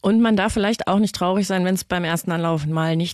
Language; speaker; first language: German; native; German